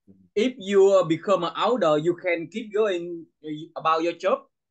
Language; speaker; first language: English; non-native, learner; Vietnamese